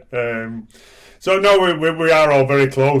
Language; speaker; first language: English; native; English